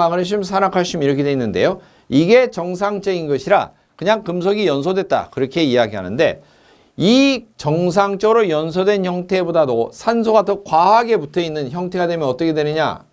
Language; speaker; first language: Korean; native; Korean